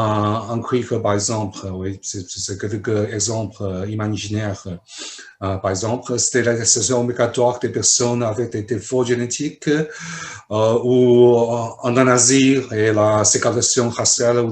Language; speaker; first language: French; non-native, fluent; Chinese